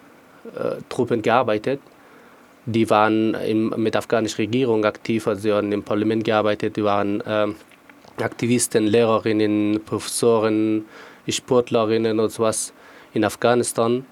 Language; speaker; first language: German; non-native, fluent; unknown